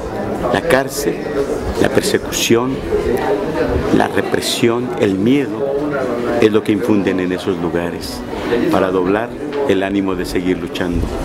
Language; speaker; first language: Spanish; native; Spanish